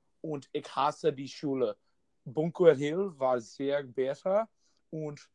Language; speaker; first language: German; non-native, learner; English